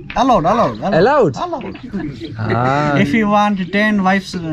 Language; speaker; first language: English; non-native, learner; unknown